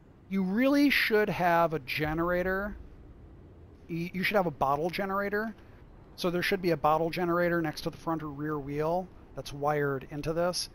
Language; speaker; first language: English; native; English